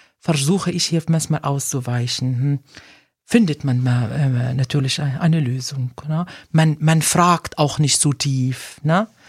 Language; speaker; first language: German; non-native, fluent; Arabic